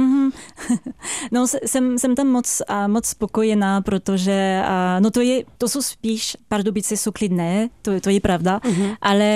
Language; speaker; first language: Czech; non-native, fluent; French